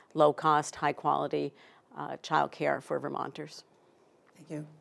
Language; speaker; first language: English; native; English